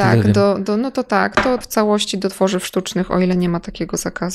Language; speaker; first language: Polish; native; Polish